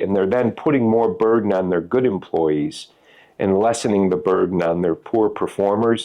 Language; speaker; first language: English; native; English